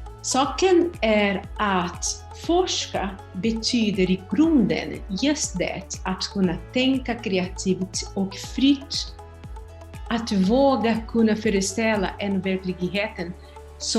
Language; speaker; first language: Swedish; non-native, fluent; Portuguese